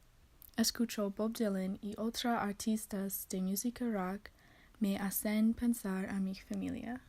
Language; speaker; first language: Spanish; non-native, learner; English